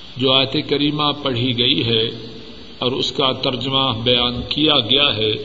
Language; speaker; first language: Urdu; non-native, local second language; Punjabi